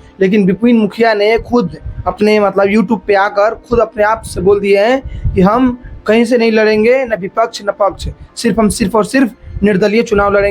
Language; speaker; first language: Hindi; native; Hindi